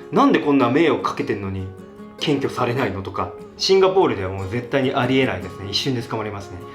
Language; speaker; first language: Japanese; native; Japanese